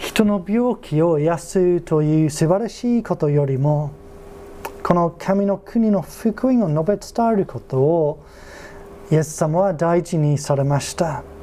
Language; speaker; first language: Japanese; non-native, fluent; English